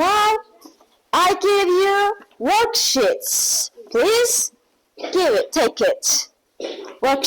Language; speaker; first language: English; non-native, learner; Mongolian